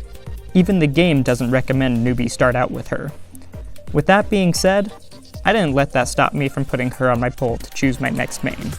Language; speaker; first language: English; native; English